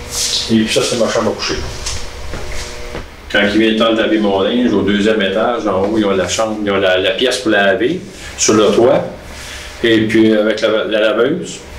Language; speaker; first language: French; native; French